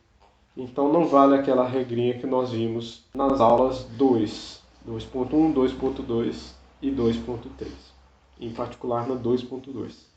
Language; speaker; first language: Portuguese; native; Portuguese